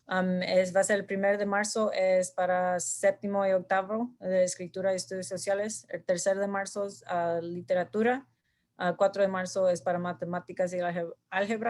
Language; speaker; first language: Spanish; early bilingual, heritage; Spanish